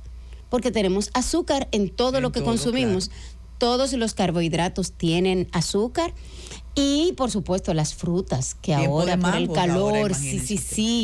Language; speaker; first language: Spanish; native; Spanish